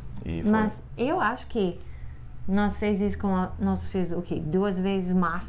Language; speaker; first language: Portuguese; non-native, fluent; English